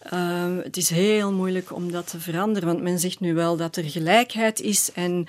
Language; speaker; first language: Dutch; native; Dutch